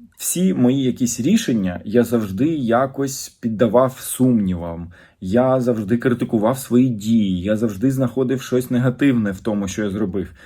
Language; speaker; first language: Ukrainian; non-native, local second language; Russian